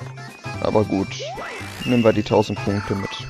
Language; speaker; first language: German; native; German